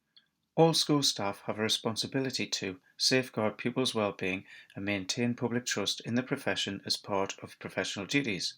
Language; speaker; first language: English; native; English